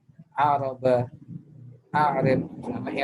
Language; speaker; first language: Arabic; non-native, fluent; Indonesian